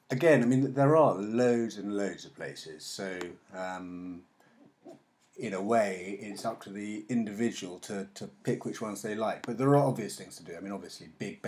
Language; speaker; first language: English; native; English